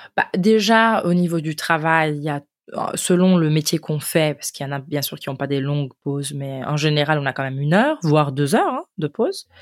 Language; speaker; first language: French; native; French